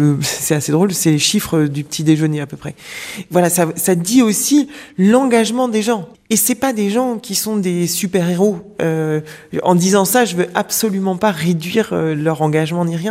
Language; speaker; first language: French; native; French